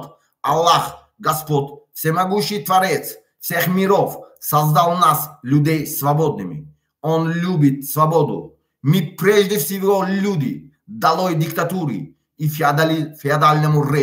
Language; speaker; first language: Russian; non-native, local second language; Tajik